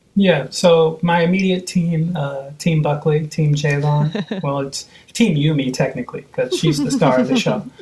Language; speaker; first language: English; native; English